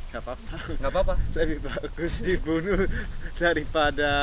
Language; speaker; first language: Indonesian; non-native, learner; Dutch